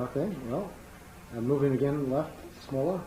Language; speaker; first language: English; native; English